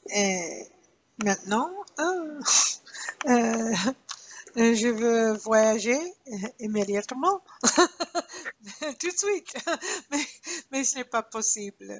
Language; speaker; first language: French; non-native, learner; English